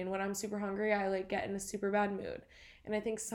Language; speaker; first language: English; native; English